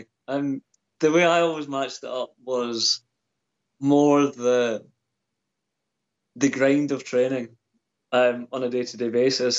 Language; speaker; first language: English; native; English